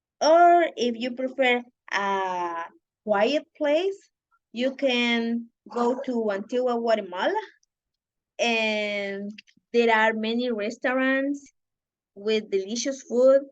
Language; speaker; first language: English; non-native, learner; Spanish